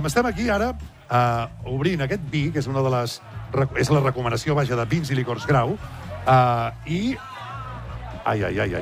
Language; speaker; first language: Catalan; native; Catalan